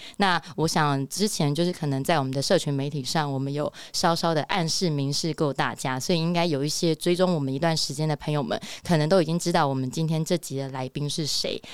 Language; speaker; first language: Chinese; native; Chinese